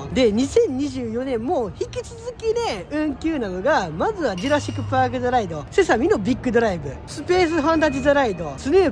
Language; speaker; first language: Japanese; native; Japanese